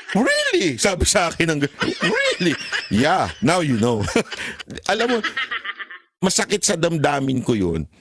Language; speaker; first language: Filipino; native; Filipino